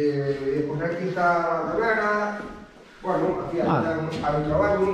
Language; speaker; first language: Spanish; non-native, local second language; Galician